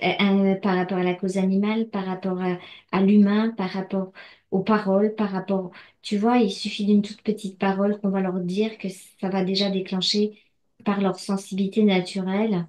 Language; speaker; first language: French; native; French